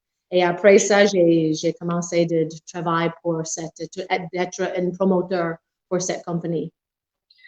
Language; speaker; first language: French; non-native, local second language; English